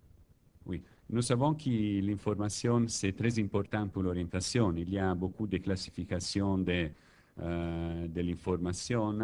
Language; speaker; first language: French; non-native, learner; Italian